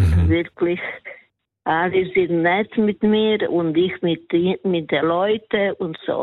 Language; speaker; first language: German; non-native, fluent; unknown